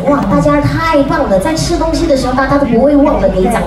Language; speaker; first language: Chinese; native; Chinese